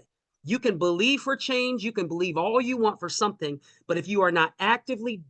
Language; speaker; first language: English; native; English